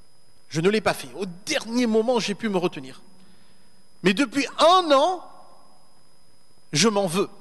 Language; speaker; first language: French; native; French